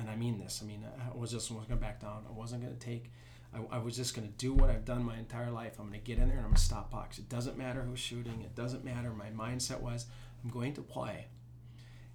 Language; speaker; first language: English; native; English